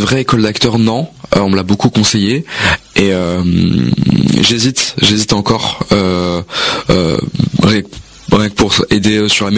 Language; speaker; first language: French; native; French